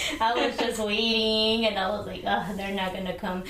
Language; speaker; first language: English; early bilingual, other home language; Spanish